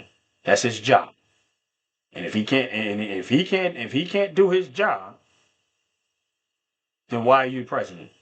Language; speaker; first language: English; native; English